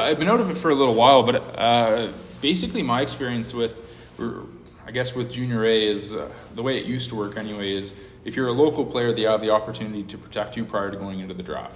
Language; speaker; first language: English; native; English